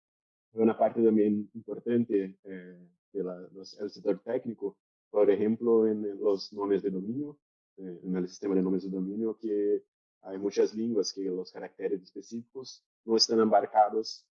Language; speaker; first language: Spanish; non-native, learner; Portuguese